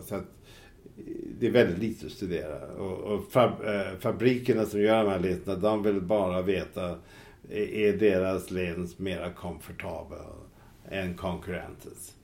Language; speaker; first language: Swedish; native; Swedish